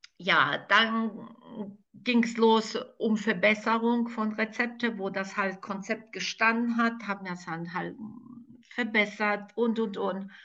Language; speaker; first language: German; non-native, fluent; Serbian